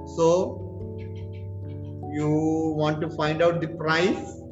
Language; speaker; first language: English; non-native, local second language; Malayalam